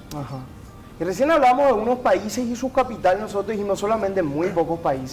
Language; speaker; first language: Spanish; native; Spanish